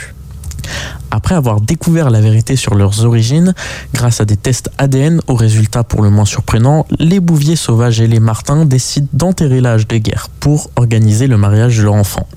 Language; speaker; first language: French; native; French